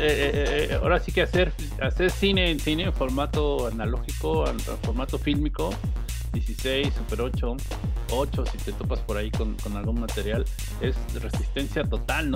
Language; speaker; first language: Spanish; native; Spanish